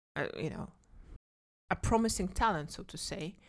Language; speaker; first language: English; non-native, fluent; Kazakh